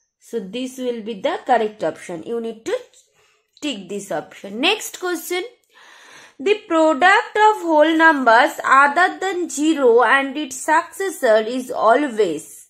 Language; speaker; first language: English; non-native, local second language; Bangla